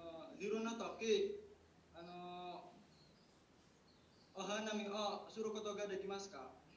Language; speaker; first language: Japanese; non-native, learner; Indonesian